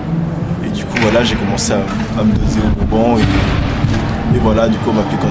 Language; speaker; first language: French; native; French